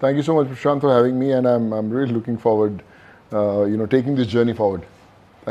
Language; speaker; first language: English; non-native, local second language; Punjabi